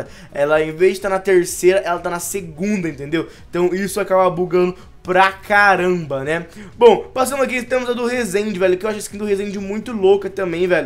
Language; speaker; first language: Portuguese; native; Portuguese